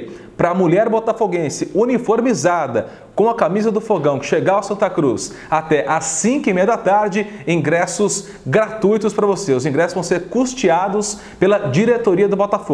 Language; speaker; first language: Portuguese; native; Portuguese